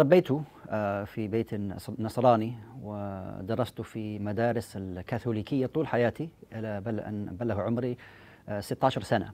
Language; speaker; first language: Arabic; non-native, fluent; English